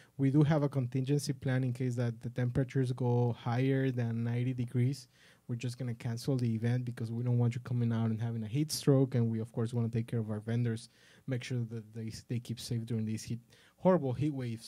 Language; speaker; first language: English; early bilingual, other home language; Spanish